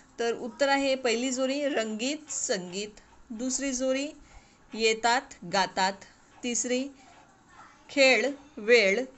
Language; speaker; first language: Marathi; non-native, local second language; Urdu